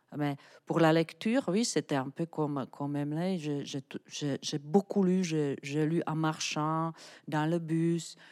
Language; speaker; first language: French; non-native, fluent; Czech